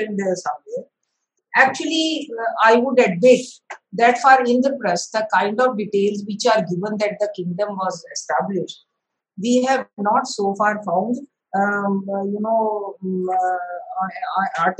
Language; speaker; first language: English; non-native, local second language; Hindi